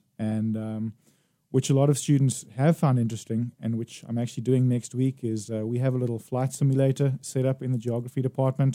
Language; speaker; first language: English; native; English